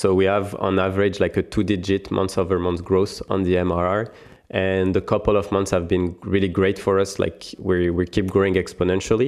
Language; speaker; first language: English; non-native, fluent; French